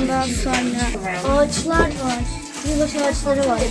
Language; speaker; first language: Turkish; early bilingual, heritage; Turkish